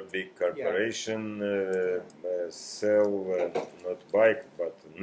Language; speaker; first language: English; non-native, learner; Russian